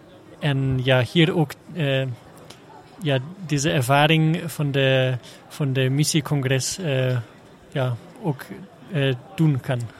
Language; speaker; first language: Dutch; non-native, learner; German